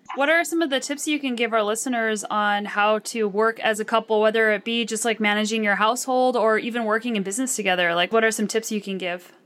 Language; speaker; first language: English; early bilingual, other home language; Arabic